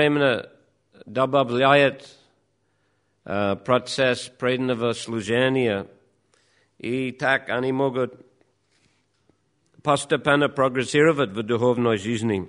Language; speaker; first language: Russian; non-native, fluent; English